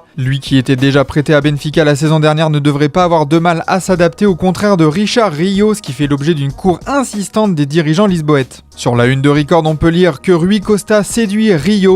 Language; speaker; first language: French; native; French